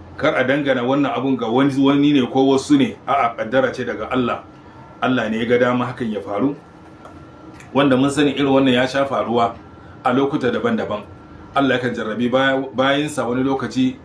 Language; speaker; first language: Hausa; native; Hausa